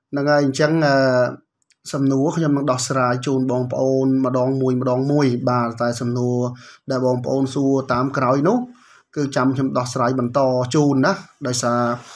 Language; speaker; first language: Khmer; native; Khmer